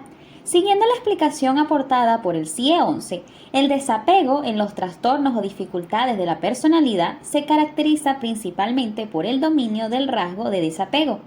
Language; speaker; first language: Spanish; native; Spanish